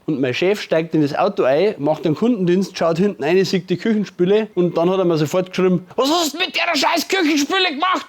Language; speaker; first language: German; native; German